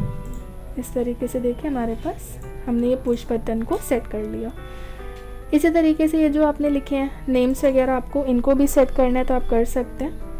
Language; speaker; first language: Hindi; native; Hindi